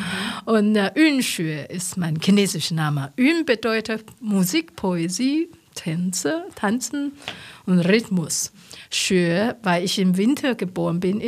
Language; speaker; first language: German; non-native, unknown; Chinese